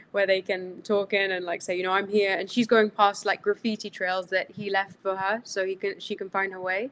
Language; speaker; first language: English; early bilingual, other home language; Greek